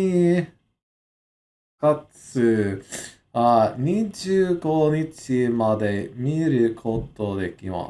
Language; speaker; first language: Japanese; non-native, learner; English